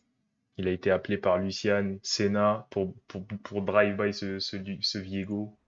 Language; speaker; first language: French; native; French